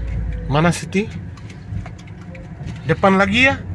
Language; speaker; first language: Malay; non-native, learner; Bangla